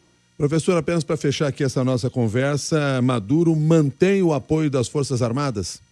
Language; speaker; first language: Portuguese; native; Portuguese